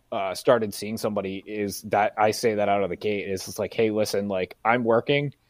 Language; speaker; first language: English; native; English